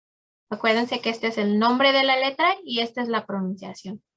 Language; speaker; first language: Spanish; early bilingual, heritage; Spanish